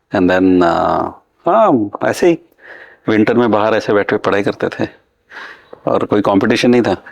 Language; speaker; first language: Hindi; non-native, local second language; Telugu